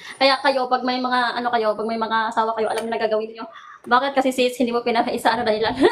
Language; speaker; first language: Filipino; non-native, local second language; Cebuano